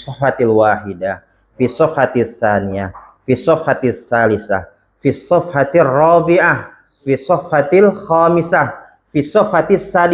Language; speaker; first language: Arabic; non-native, fluent; Indonesian